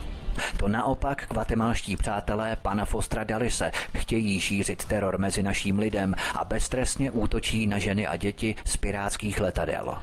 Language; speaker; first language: Czech; native; Czech